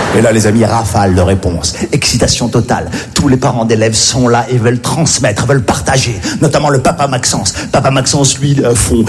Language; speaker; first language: French; native; French